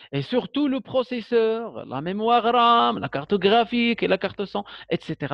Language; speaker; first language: French; non-native, local second language; Arabic